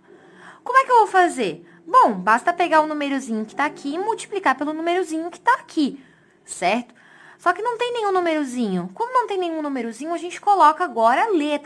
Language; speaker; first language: Portuguese; native; Portuguese